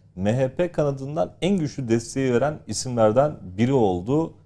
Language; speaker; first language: Turkish; native; Turkish